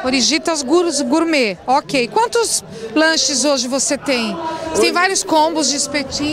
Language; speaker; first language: Portuguese; native; Portuguese